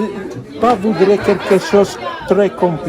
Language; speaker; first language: French; non-native, learner; Polish